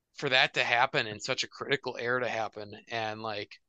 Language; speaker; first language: English; native; English